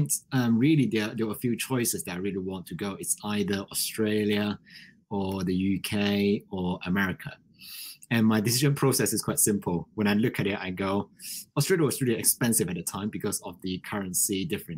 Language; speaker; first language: English; non-native, local second language; Chinese